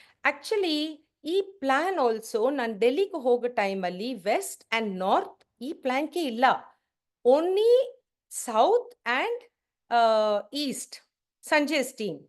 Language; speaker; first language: Kannada; non-native, learner; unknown